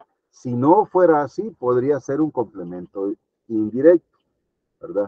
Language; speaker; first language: Spanish; native; Spanish